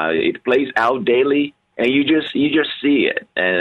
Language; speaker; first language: English; non-native, local second language; Yoruba